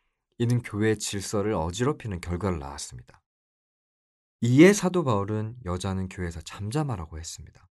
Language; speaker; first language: Korean; native; Korean